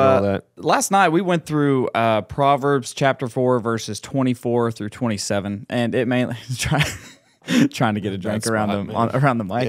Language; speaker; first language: English; native; English